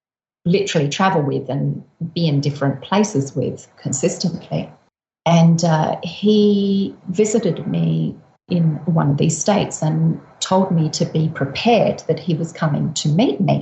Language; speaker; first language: English; native; English